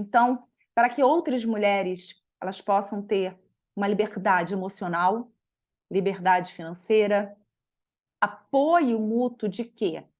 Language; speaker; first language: Portuguese; native; Portuguese